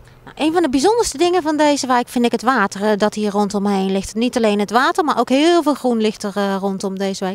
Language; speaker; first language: Dutch; native; Dutch